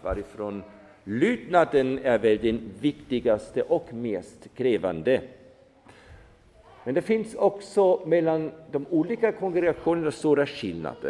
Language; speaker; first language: Swedish; non-native, fluent; German